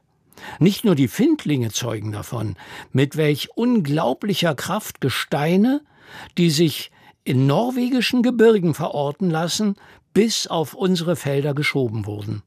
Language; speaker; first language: German; native; German